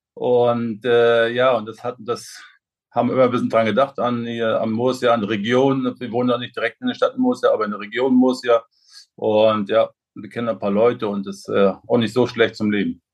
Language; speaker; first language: German; native; German